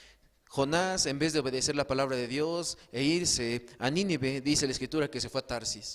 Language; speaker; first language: Spanish; native; Spanish